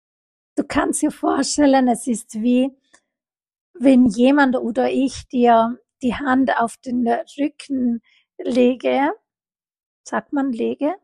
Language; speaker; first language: German; non-native, fluent; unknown